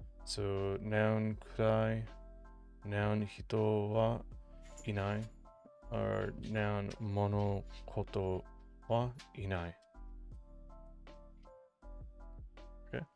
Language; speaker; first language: Japanese; non-native, learner; English